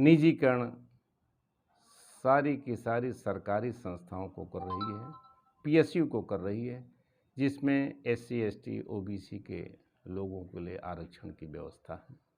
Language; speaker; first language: Hindi; native; Hindi